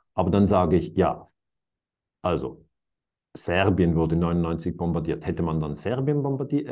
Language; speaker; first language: German; native; German